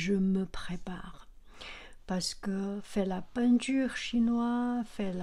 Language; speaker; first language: French; non-native, learner; Chinese